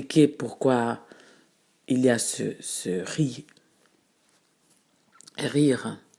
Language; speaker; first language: French; non-native, fluent; Portuguese